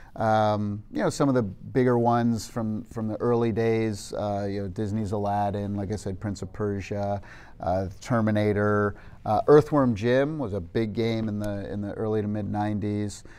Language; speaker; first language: English; native; English